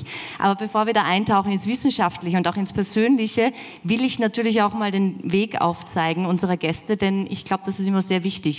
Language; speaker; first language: German; native; German